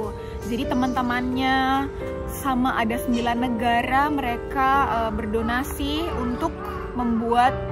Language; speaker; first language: Indonesian; native; Indonesian